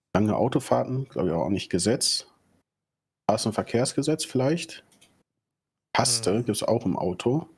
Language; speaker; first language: German; native; German